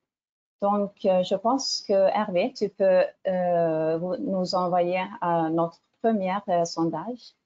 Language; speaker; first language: French; non-native, fluent; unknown